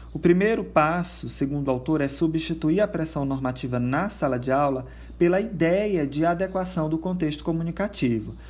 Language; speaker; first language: Portuguese; native; Portuguese